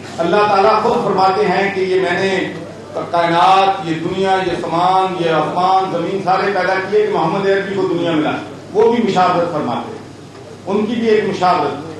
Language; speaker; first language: Urdu; non-native, local second language; Punjabi